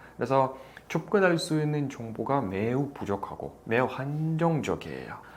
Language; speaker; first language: Korean; non-native, fluent; Russian